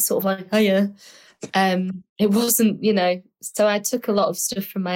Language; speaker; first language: English; native; English